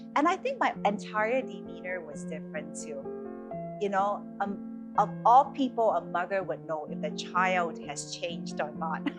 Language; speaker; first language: English; non-native, local second language; Chinese